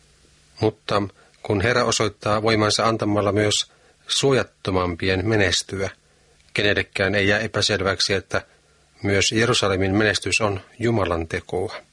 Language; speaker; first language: Finnish; native; Finnish